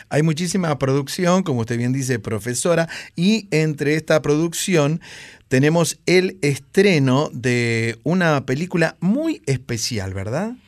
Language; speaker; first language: Spanish; native; Spanish